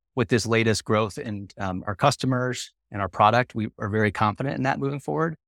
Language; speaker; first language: English; native; English